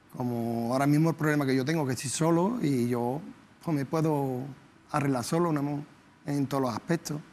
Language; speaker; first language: Spanish; native; Spanish